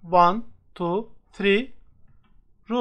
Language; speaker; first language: English; non-native, fluent; Turkish